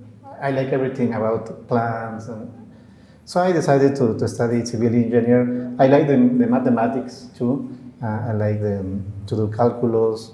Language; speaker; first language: English; non-native, learner; Spanish